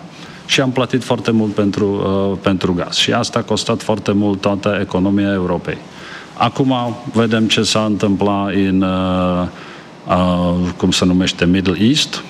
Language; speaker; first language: Romanian; non-native, fluent; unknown